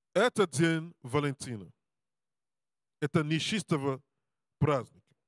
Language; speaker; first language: Russian; non-native, learner; English